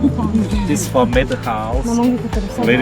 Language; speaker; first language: English; non-native, learner; Thai